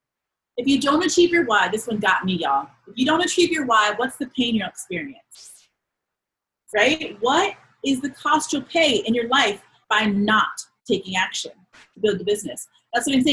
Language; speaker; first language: English; native; English